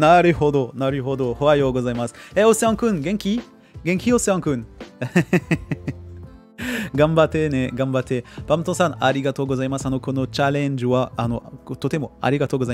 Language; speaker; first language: Japanese; non-native, learner; French